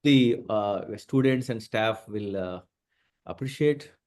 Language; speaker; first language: English; non-native, local second language; Telugu